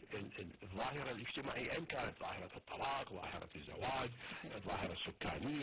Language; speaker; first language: Arabic; native; Arabic